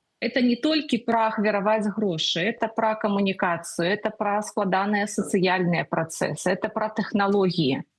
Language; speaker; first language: Belarusian; native; Belarusian